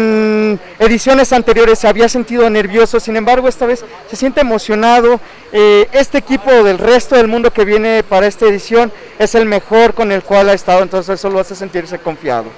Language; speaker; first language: Spanish; native; Spanish